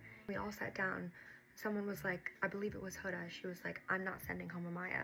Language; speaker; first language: English; native; English